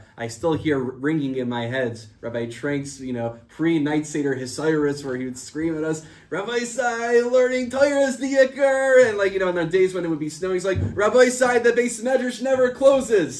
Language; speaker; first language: English; native; English